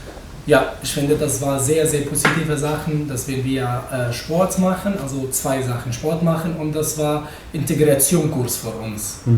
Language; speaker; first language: German; non-native, fluent; Arabic